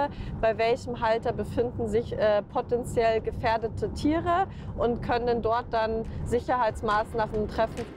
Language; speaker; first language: German; native; German